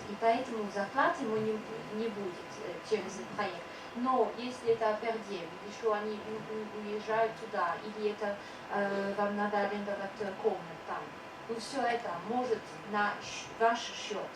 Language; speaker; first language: Russian; non-native, fluent; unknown